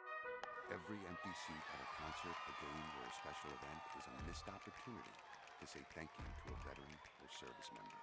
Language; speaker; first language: English; native; English